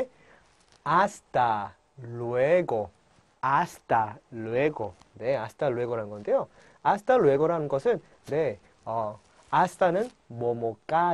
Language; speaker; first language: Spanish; non-native, fluent; Korean